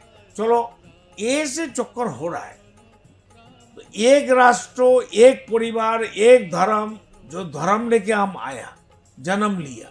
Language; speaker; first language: Hindi; non-native, local second language; Bangla